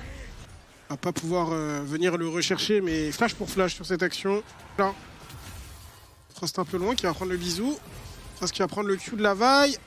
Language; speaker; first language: French; native; French